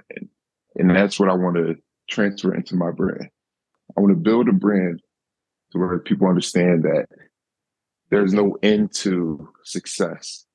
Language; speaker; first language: English; native; English